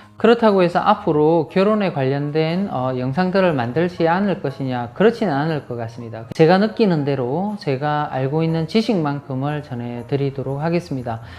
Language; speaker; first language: Korean; native; Korean